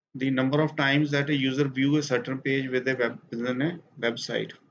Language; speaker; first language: English; non-native, local second language; Punjabi